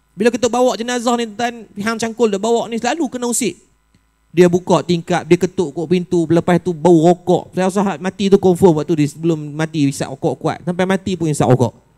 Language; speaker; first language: Malay; native; Malay